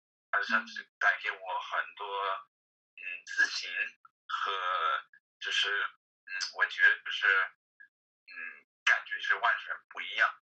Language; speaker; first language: Chinese; non-native, fluent; English